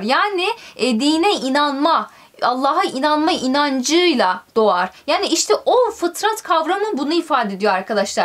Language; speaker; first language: Turkish; native; Turkish